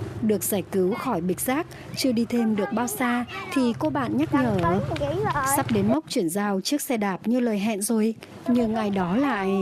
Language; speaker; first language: Vietnamese; native; Vietnamese